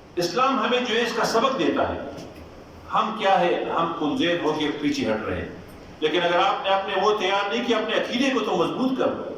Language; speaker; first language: Urdu; non-native, local second language; Pashto